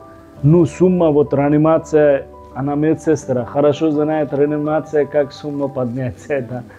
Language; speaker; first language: Russian; non-native, learner; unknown